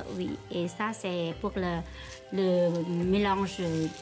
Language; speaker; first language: French; non-native, learner; Vietnamese